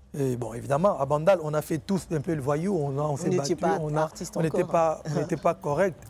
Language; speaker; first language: French; non-native, local second language; Lingala